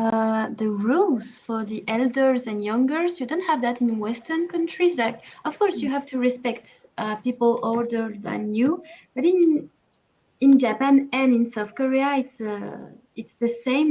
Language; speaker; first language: English; non-native, learner; French